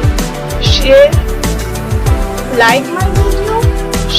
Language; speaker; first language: English; non-native, learner; Hindi